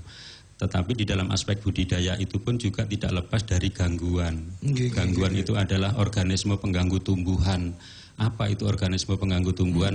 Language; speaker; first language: Indonesian; non-native, local second language; Javanese